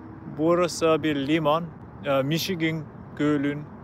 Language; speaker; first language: Turkish; non-native, learner; English